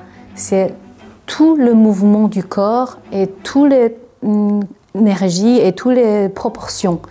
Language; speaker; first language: French; non-native, fluent; Chinese